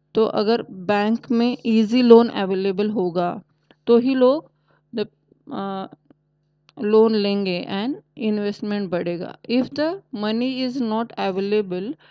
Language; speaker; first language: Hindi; non-native, local second language; Marathi